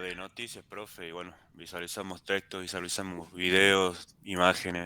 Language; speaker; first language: Spanish; native; Spanish